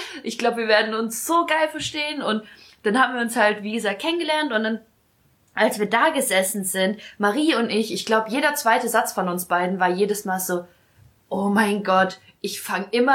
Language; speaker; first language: German; early bilingual, other home language; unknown